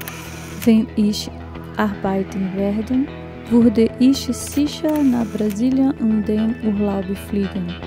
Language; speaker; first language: German; non-native, fluent; Portuguese